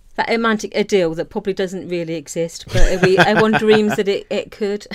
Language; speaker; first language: English; native; English